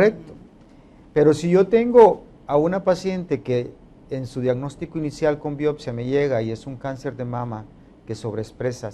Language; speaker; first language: Spanish; native; Spanish